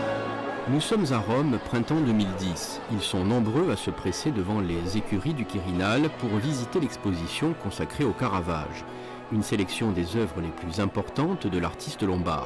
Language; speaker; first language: French; native; French